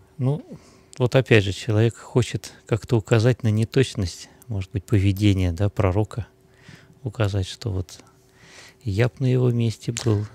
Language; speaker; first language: Russian; native; Russian